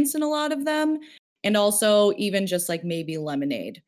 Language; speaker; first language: English; early bilingual, other home language; Filipino